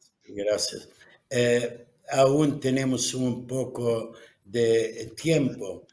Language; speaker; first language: Spanish; non-native, fluent; Arabic